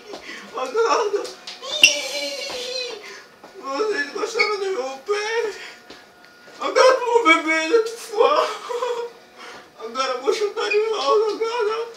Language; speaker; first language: Portuguese; early bilingual, heritage; Portuguese